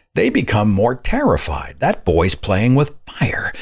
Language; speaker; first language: English; native; English